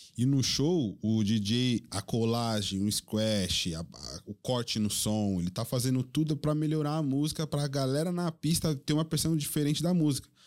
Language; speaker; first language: Portuguese; native; Portuguese